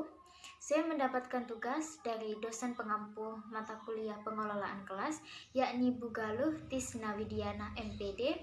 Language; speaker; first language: Indonesian; native; Indonesian